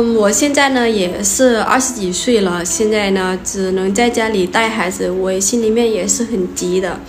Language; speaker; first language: Chinese; non-native, fluent; Lao